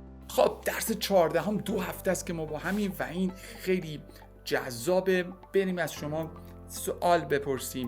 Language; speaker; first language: Persian; native; Persian